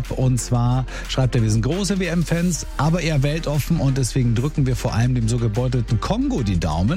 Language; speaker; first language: German; native; German